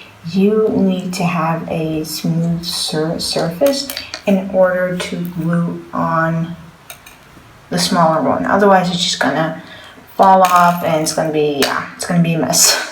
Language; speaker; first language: English; non-native, fluent; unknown